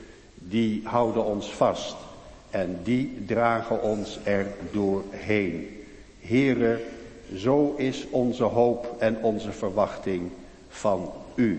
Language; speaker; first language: Dutch; native; Dutch